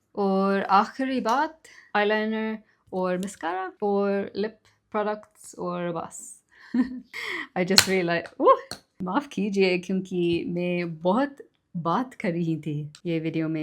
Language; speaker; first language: Hindi; non-native, learner; English